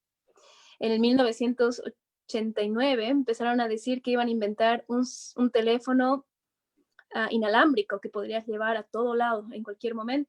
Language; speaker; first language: Spanish; native; Spanish